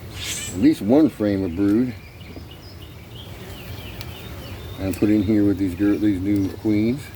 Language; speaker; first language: English; native; English